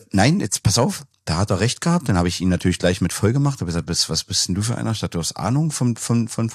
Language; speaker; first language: German; native; German